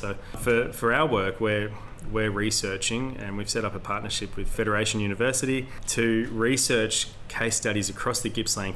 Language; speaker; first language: English; native; English